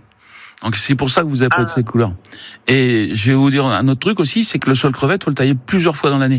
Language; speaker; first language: French; native; French